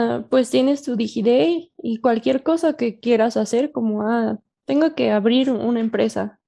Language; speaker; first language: Spanish; native; Spanish